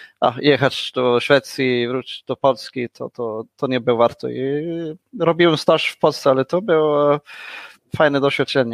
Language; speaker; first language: Polish; non-native, learner; Swedish